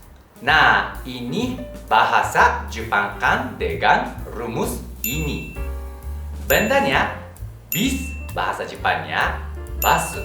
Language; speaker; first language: Indonesian; non-native, fluent; Japanese